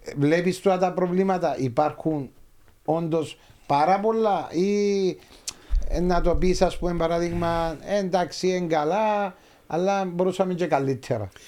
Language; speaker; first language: Greek; native; Greek